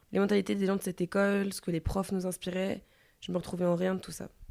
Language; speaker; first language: French; native; French